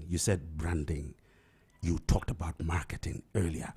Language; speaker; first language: English; non-native, local second language; Akan